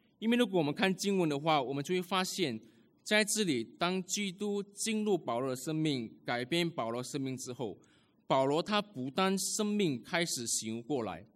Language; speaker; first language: Chinese; early bilingual, heritage; Chinese